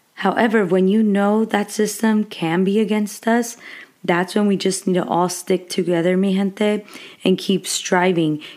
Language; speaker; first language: English; early bilingual, other home language; Spanish